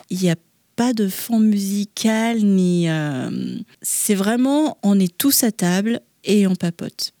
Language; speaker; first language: French; non-native, local second language; Malagasy